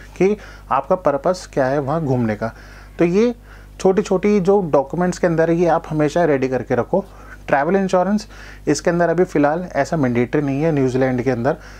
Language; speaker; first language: Hindi; non-native, local second language; Gujarati